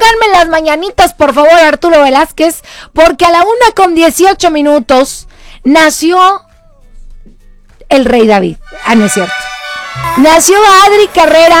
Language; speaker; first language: Spanish; native; Spanish